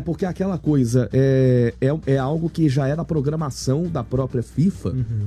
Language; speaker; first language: Portuguese; native; Portuguese